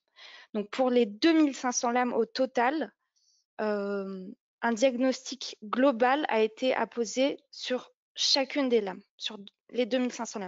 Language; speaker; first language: French; native; French